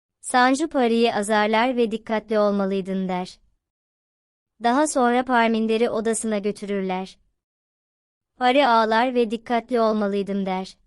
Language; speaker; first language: Turkish; native; Turkish